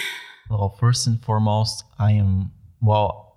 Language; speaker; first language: English; non-native, fluent; Bulgarian